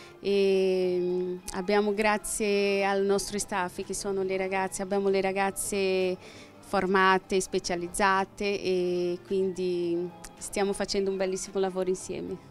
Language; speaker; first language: Italian; non-native, fluent; Portuguese